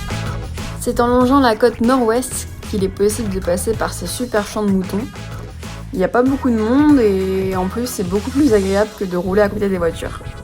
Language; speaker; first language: French; native; French